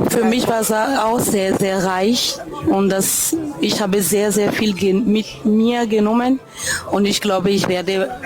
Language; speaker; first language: German; non-native, fluent; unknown